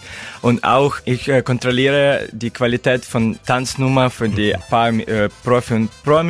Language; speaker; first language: German; non-native, learner; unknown